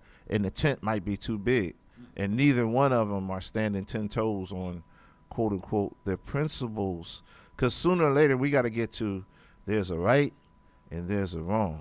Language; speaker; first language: English; native; English